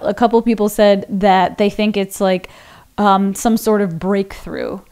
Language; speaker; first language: English; native; English